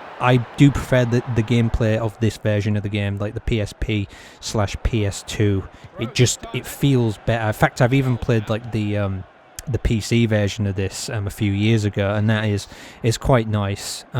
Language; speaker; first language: English; native; English